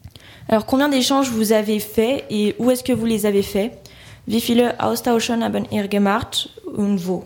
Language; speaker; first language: French; native; French